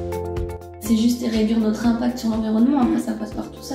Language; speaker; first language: French; native; French